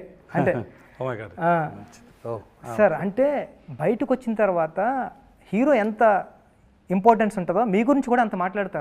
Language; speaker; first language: Telugu; native; Telugu